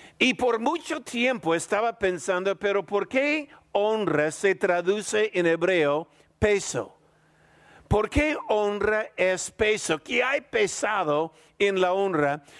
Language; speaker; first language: Spanish; non-native, fluent; English